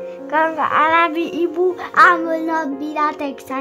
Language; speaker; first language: Indonesian; early bilingual, heritage; Spanish